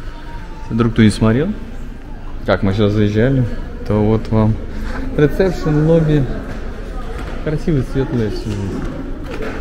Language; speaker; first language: Russian; native; Russian